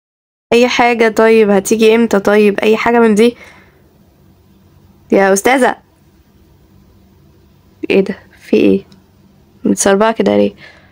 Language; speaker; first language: Arabic; native; Arabic